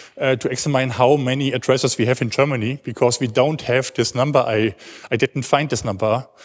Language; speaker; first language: English; non-native, learner; German